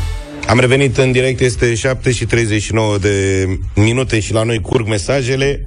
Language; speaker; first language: Romanian; native; Romanian